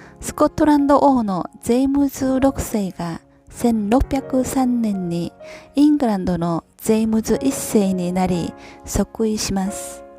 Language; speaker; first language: Japanese; non-native, learner; Korean